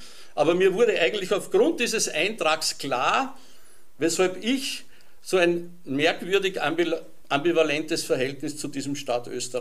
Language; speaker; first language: German; native; German